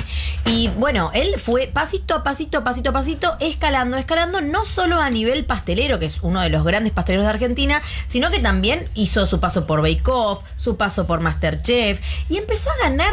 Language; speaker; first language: Spanish; native; Spanish